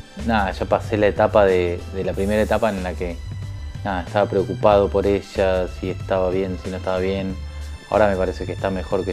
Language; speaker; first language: Spanish; native; Spanish